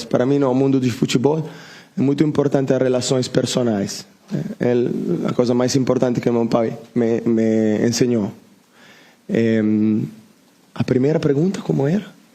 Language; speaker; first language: Portuguese; non-native, learner; Italian